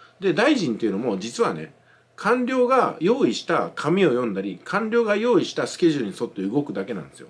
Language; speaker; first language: Japanese; native; Japanese